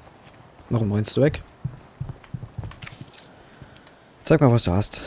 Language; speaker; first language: German; native; German